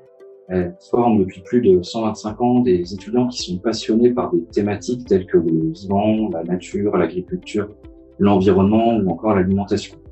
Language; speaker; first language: French; native; French